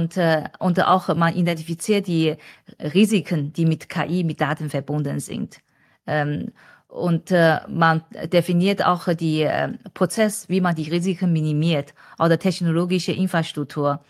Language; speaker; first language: German; non-native, fluent; Chinese